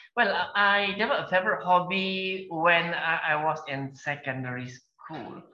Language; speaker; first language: English; non-native, local second language; Malay